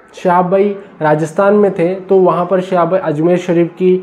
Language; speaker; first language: Hindi; non-native, local second language; Urdu